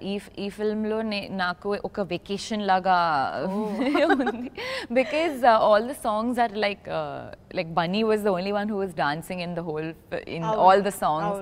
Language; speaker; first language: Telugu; non-native, learner; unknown